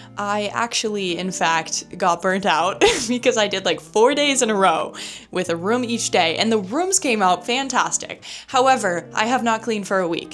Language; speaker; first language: English; native; English